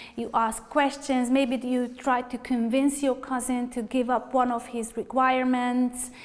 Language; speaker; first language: English; non-native, fluent; Hungarian